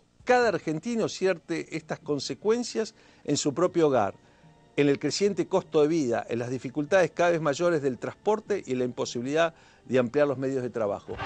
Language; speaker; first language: Spanish; native; Spanish